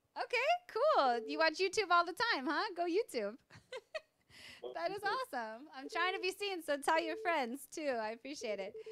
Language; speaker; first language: English; native; English